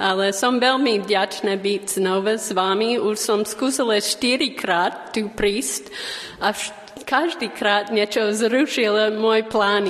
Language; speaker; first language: Slovak; non-native, learner; English